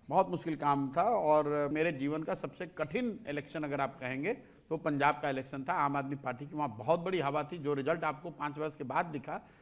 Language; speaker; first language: Hindi; native; Hindi